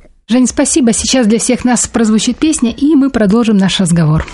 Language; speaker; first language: Russian; native; Russian